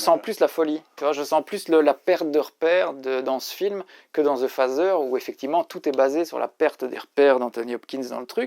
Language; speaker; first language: French; native; French